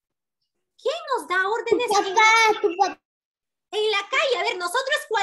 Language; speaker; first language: Spanish; native; Spanish